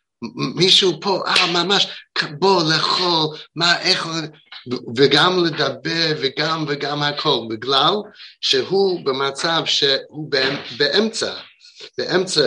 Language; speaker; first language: Hebrew; non-native, fluent; English